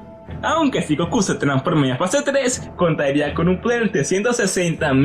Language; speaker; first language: Spanish; native; Spanish